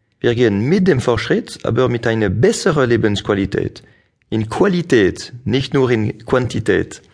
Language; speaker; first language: German; non-native, local second language; French